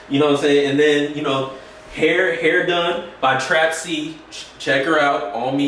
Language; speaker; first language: English; native; English